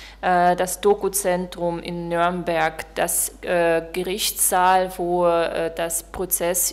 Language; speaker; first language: German; non-native, fluent; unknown